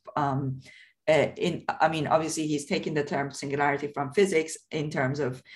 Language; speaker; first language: English; non-native, fluent; Persian